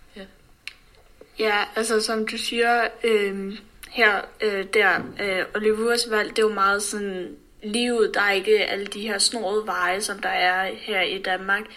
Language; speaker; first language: Danish; native; Danish